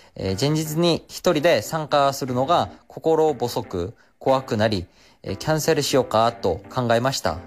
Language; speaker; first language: Japanese; non-native, fluent; Korean